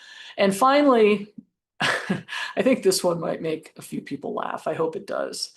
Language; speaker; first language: English; native; English